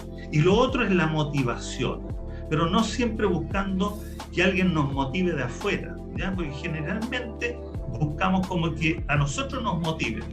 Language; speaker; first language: Spanish; native; Spanish